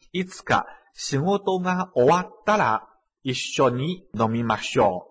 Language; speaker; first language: Japanese; non-native, fluent; Chinese